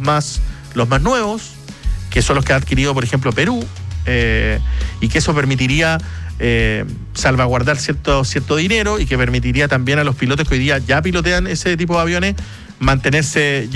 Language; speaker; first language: Spanish; native; Spanish